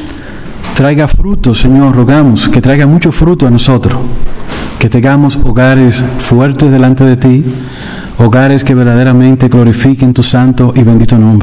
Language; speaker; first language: Spanish; native; Spanish